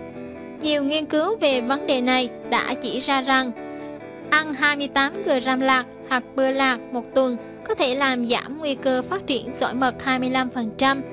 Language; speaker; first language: Vietnamese; native; Vietnamese